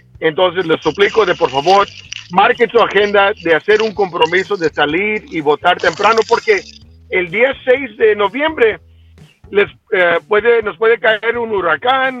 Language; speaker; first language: Spanish; early bilingual, heritage; Spanish